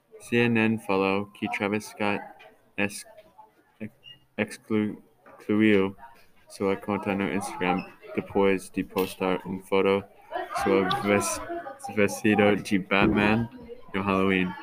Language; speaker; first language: Portuguese; non-native, learner; English